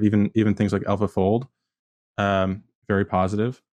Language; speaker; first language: English; native; English